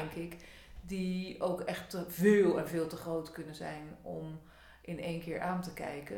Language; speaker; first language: Dutch; native; Dutch